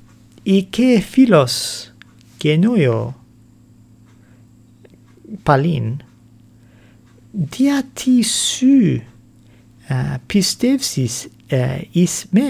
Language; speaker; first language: Greek; non-native, fluent; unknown